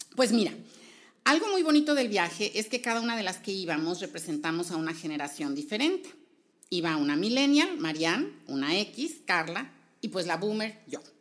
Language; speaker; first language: Spanish; native; Spanish